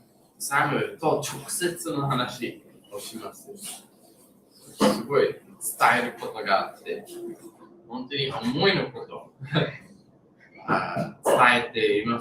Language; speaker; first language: Japanese; non-native, learner; English